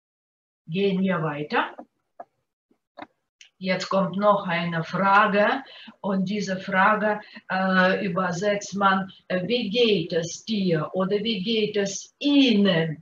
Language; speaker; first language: German; non-native, fluent; Russian